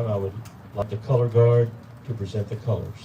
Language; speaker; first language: English; native; English